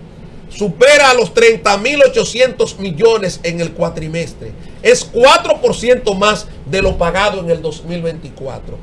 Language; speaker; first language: Spanish; native; Spanish